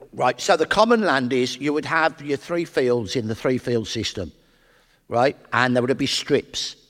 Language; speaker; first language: English; native; English